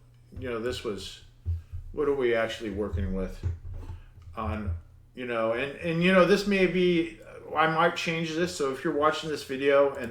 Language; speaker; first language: English; native; English